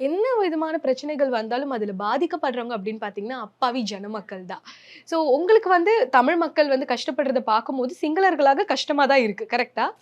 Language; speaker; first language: Tamil; native; Tamil